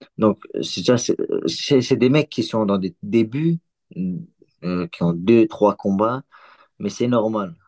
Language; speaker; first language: French; early bilingual, other home language; Chechen